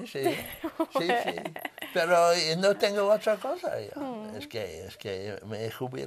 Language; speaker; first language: Spanish; non-native, fluent; English